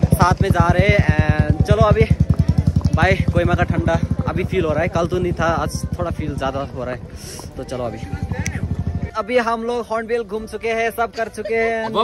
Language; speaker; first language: Hindi; non-native, local second language; Nepali